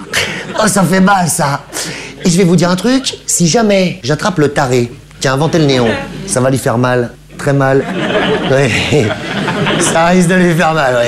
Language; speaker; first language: French; native; French